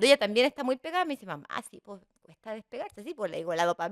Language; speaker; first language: Spanish; native; Spanish